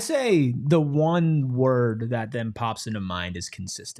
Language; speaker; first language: English; native; English